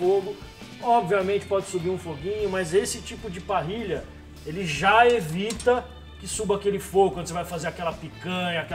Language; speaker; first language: Portuguese; native; Portuguese